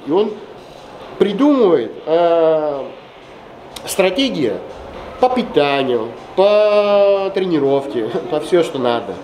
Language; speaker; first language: Russian; non-native, fluent; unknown